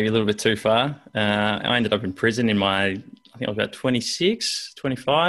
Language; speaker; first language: English; native; English